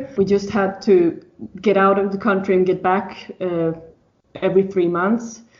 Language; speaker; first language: English; non-native, fluent; Swedish